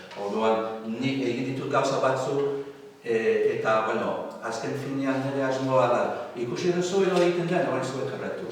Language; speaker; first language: Basque; non-native, fluent; English